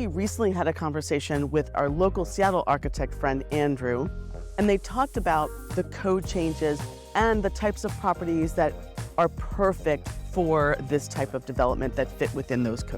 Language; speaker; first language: English; native; English